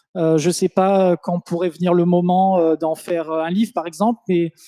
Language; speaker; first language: French; native; French